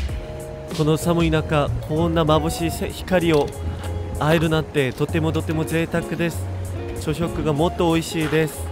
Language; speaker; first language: Japanese; non-native, fluent; Korean